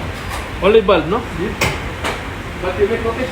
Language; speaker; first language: English; non-native, learner; Filipino